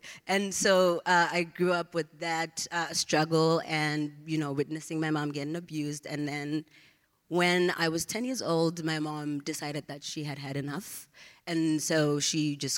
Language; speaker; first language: English; non-native, local second language; Zulu